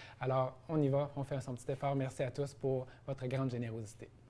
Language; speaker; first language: French; native; French